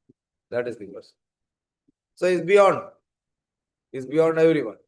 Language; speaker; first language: English; non-native, local second language; Hindi